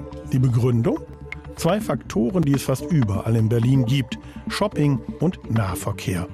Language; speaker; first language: German; native; German